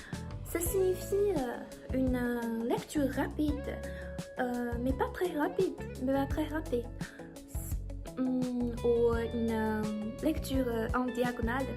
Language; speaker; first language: French; non-native, learner; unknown